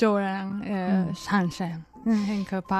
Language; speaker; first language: Chinese; non-native, learner; Japanese